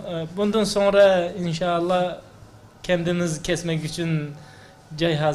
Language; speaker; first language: Turkish; non-native, learner; Uyghur